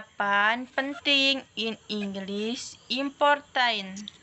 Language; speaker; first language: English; non-native, learner; Indonesian